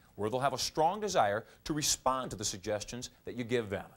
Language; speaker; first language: English; native; English